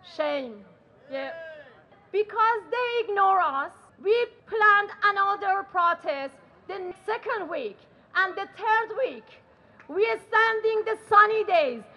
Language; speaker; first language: English; non-native, learner; Persian